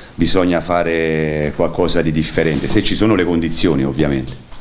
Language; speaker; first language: Italian; native; Italian